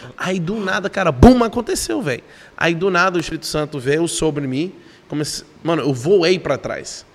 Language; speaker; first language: Portuguese; non-native, fluent; English